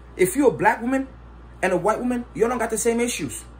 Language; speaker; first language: English; non-native, local second language; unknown